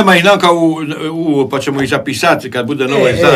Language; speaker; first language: Croatian; native; Croatian